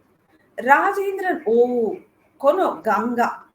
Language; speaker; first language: Japanese; non-native, learner; Tamil